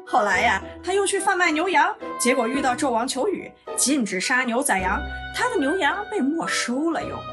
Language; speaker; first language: Chinese; native; Chinese